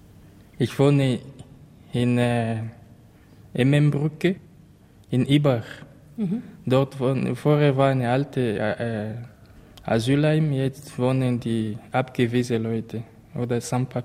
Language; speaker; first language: German; non-native, learner; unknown